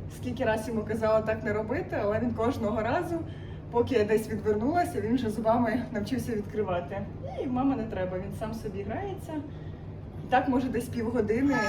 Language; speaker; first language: Ukrainian; non-native, local second language; Russian